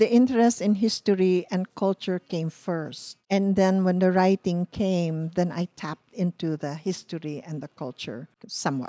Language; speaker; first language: English; non-native, local second language; Cebuano